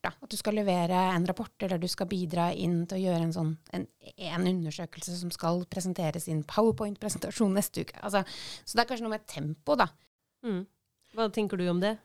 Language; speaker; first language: Norwegian; native; Norwegian